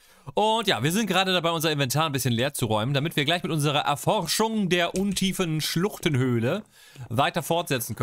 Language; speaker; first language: German; native; German